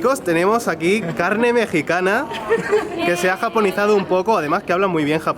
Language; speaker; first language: Spanish; native; Spanish